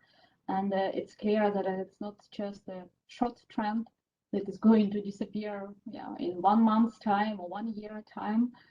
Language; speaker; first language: English; non-native, fluent; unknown